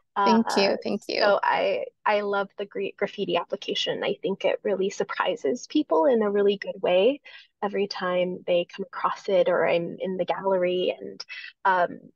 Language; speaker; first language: English; native; English